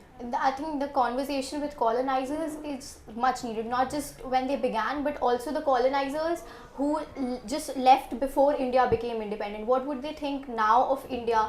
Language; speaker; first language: English; non-native, local second language; Hindi